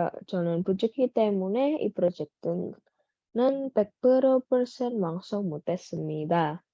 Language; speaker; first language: Korean; non-native, learner; Indonesian